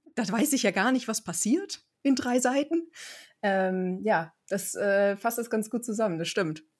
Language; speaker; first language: German; native; German